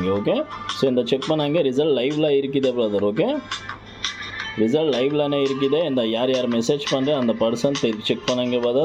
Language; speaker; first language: Tamil; non-native, learner; Kannada